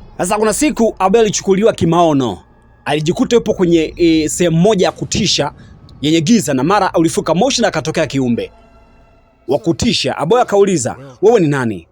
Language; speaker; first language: Swahili; native; Swahili